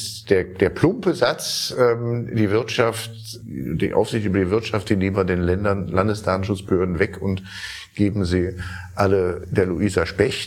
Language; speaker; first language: German; native; German